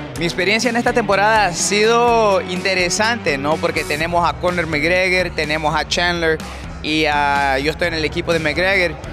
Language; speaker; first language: Spanish; native; Spanish